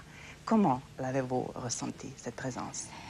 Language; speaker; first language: French; non-native, fluent; Serbian